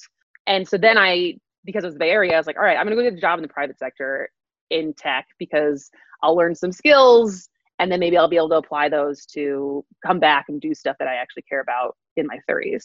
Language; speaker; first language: English; native; English